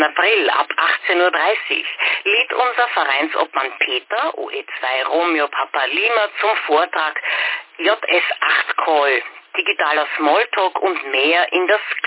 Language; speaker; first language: German; native; German